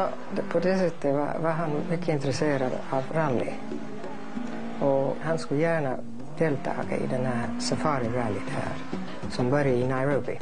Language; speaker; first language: Swedish; non-native, fluent; English